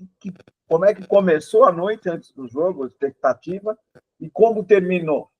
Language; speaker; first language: Portuguese; native; Portuguese